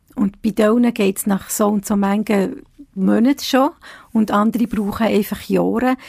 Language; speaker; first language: German; early bilingual, other home language; Italian